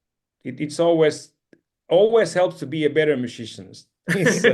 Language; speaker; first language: English; non-native, fluent; Finnish